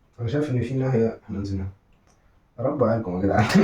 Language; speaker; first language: Arabic; native; Arabic